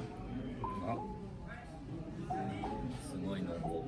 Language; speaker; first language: Japanese; native; Japanese